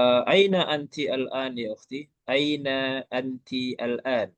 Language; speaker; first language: Arabic; non-native, fluent; Malay